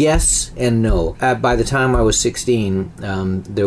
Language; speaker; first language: English; native; English